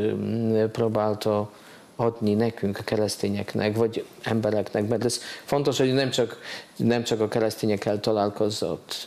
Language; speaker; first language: Hungarian; non-native, fluent; Polish